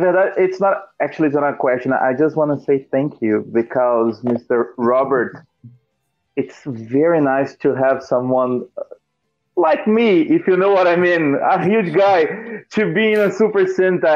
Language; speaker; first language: English; non-native, fluent; Portuguese